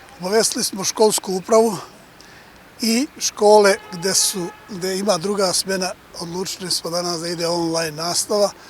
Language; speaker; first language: Bosnian; native; Bosnian